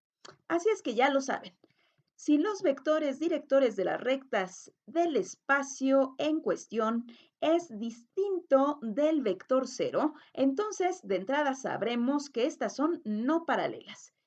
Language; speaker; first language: Spanish; native; Spanish